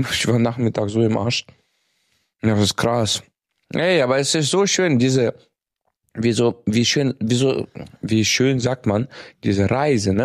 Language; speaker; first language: German; native; German